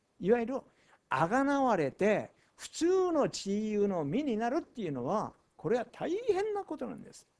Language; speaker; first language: Japanese; non-native, fluent; Korean